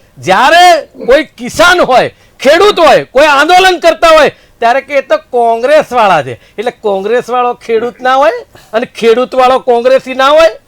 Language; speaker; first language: Gujarati; native; Gujarati